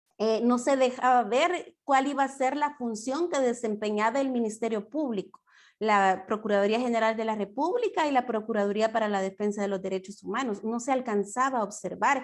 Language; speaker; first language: Spanish; native; Spanish